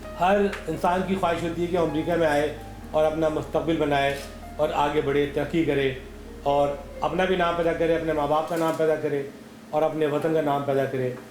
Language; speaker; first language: Urdu; native; Urdu